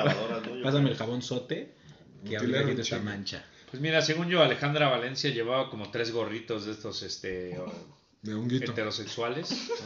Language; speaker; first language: Spanish; native; Spanish